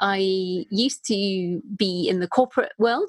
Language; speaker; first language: English; native; English